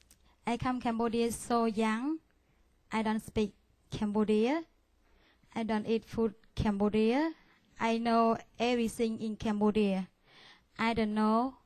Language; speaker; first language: English; non-native, learner; Vietnamese